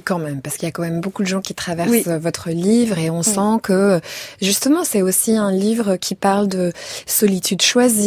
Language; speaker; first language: French; native; French